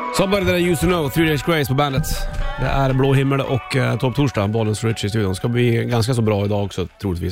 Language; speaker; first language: Swedish; native; Swedish